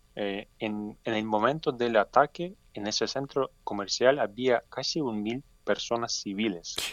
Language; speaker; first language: Spanish; non-native, fluent; Ukrainian